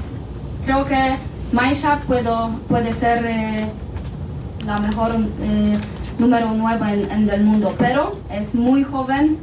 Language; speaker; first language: Spanish; non-native, learner; Polish